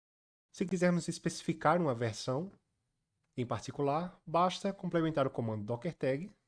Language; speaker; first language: Portuguese; native; Portuguese